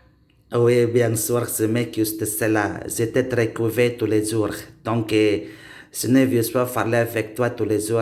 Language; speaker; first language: French; non-native, learner; Indonesian